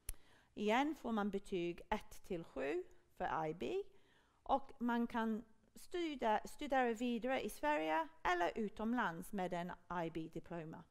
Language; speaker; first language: Swedish; non-native, fluent; English